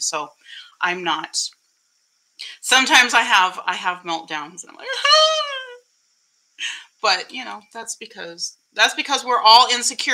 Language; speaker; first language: English; early bilingual, other home language; Spanish